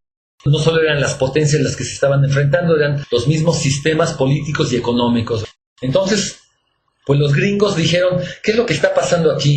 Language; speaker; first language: Spanish; native; Spanish